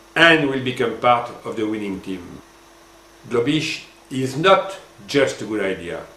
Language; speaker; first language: English; non-native, fluent; French